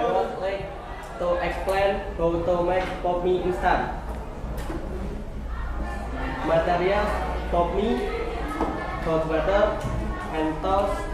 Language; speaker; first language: English; non-native, learner; Indonesian